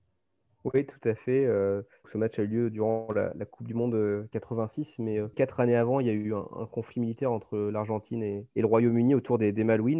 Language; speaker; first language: French; native; French